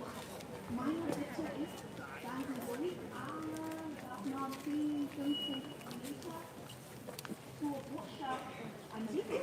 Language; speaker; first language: German; non-native, fluent; Cantonese